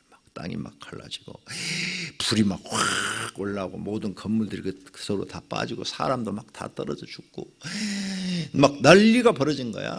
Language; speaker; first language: Korean; native; Korean